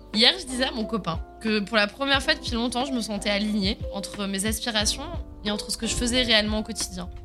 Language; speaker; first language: French; early bilingual, other home language; Swiss German